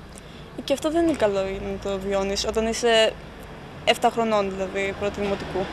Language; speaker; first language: Greek; early bilingual, other home language; Albanian